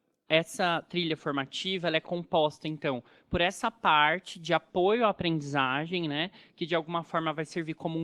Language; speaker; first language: Portuguese; native; Portuguese